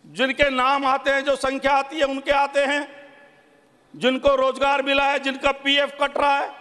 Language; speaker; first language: Hindi; native; Hindi